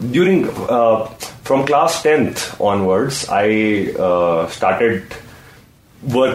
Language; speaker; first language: English; non-native, local second language; Hindi